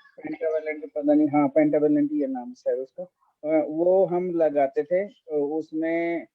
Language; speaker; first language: Hindi; native; Hindi